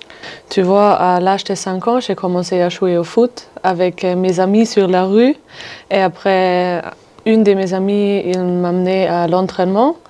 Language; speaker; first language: French; non-native, fluent; German